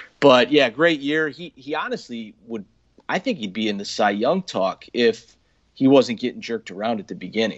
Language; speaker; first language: English; native; English